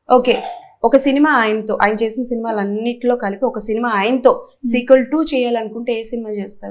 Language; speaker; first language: Telugu; native; Telugu